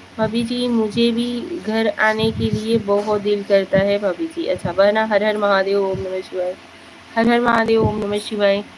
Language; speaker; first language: Hindi; native; Hindi